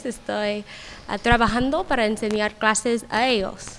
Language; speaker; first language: Spanish; non-native, learner; English